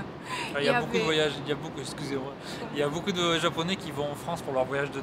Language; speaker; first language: French; native; French